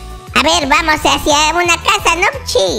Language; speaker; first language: Spanish; native; Spanish